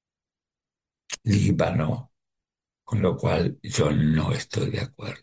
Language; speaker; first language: Spanish; early bilingual, other home language; Yiddish